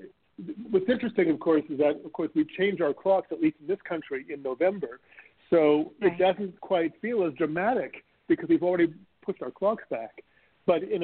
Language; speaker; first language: English; native; English